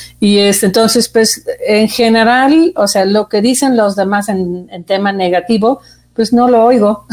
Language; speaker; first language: Spanish; non-native, fluent; Dutch